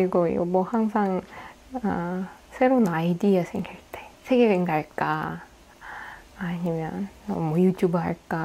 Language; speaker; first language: Korean; non-native, fluent; Russian